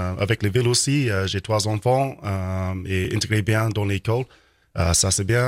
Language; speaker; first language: French; non-native, learner; English